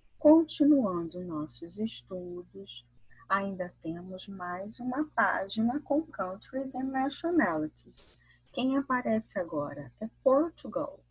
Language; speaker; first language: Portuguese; native; Portuguese